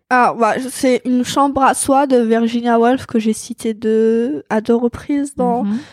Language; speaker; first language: French; non-native, local second language; Arabic